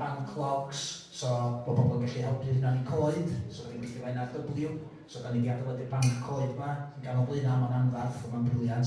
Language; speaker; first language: Welsh; native; Welsh